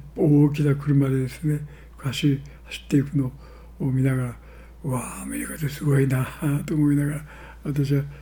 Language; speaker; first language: Japanese; native; Japanese